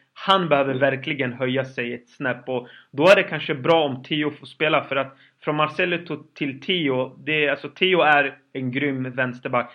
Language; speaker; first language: Swedish; early bilingual, other home language; Kurdish